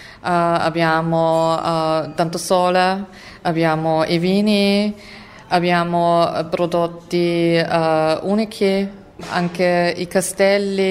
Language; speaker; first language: Italian; non-native, learner; German